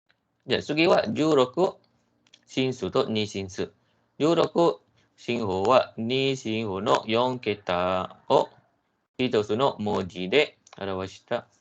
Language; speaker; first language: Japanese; non-native, fluent; Malay